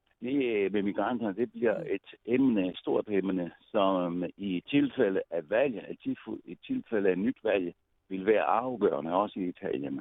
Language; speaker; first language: Danish; non-native, fluent; Italian